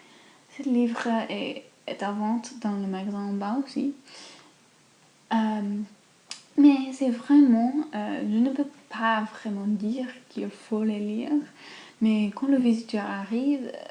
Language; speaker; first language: French; non-native, fluent; English